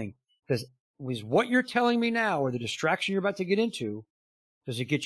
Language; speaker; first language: English; native; English